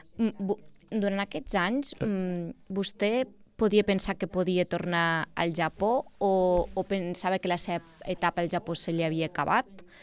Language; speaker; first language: Catalan; native; Catalan